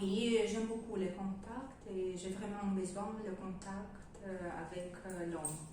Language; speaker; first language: French; non-native, learner; Russian